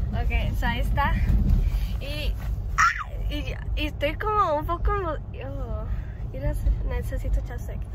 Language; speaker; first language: Spanish; early bilingual, other home language; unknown